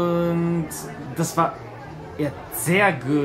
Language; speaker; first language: German; non-native, learner; Japanese